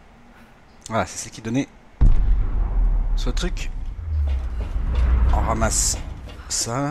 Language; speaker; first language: French; native; French